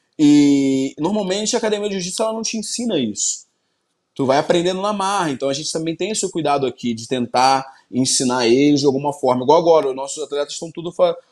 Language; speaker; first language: Portuguese; native; Portuguese